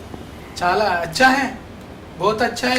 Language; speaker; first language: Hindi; non-native, local second language; Telugu